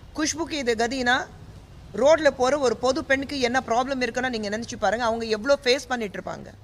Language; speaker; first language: Tamil; non-native, fluent; Hindi